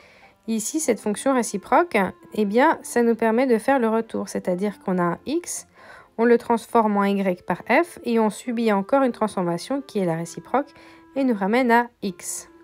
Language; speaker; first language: French; native; French